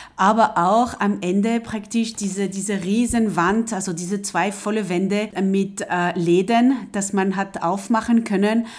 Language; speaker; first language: German; non-native, fluent; French